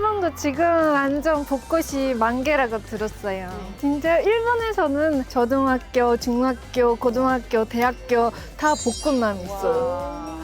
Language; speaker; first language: Korean; non-native, fluent; Japanese